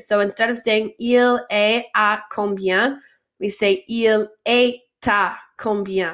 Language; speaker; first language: French; non-native, fluent; English